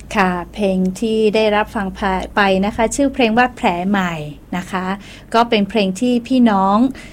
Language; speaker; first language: Thai; non-native, local second language; Lahu